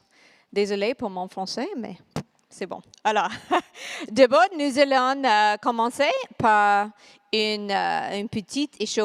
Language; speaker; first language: French; non-native, learner; English